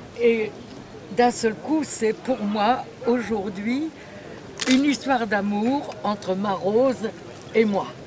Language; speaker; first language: French; native; French